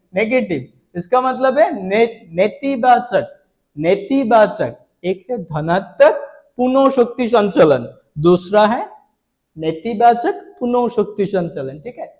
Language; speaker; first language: Hindi; non-native, local second language; Bangla